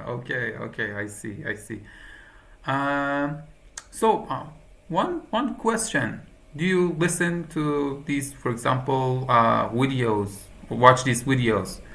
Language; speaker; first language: English; non-native, fluent; Persian